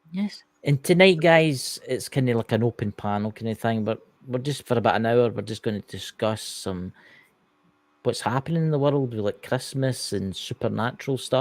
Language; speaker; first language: English; native; English